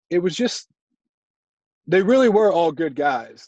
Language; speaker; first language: English; native; English